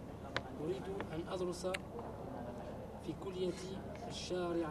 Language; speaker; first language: Arabic; non-native, learner; French